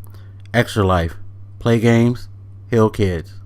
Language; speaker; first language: English; native; English